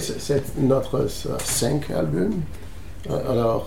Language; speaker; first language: French; non-native, learner; English